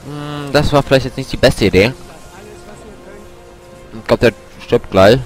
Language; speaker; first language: German; native; German